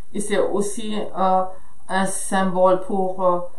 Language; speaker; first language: French; non-native, fluent; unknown